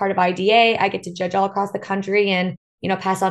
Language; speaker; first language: English; native; English